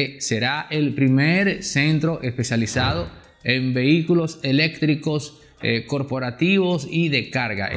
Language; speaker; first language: Spanish; native; Spanish